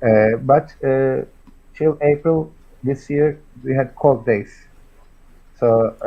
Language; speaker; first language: English; non-native, fluent; Turkish